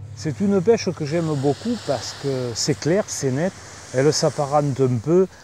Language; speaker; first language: French; native; French